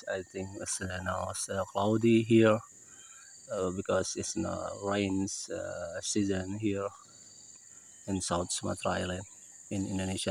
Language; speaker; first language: English; non-native, learner; Indonesian